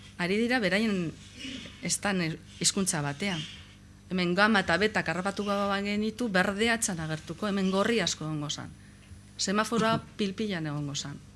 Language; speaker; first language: Basque; native; Basque